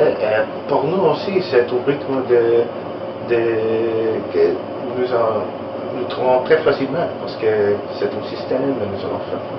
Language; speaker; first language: French; non-native, learner; Italian